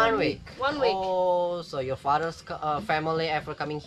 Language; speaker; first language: English; non-native, learner; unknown